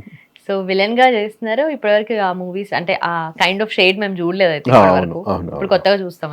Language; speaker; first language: Telugu; native; Telugu